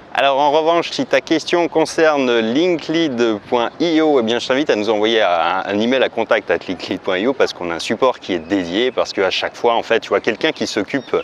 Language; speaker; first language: French; native; French